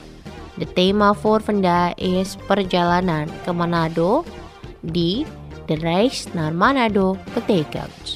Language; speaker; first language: Dutch; non-native, local second language; Indonesian